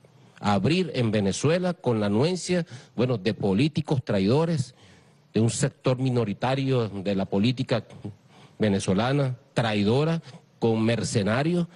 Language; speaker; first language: Spanish; native; Spanish